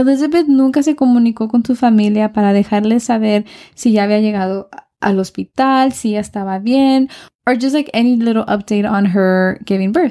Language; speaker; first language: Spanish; early bilingual, heritage; Spanish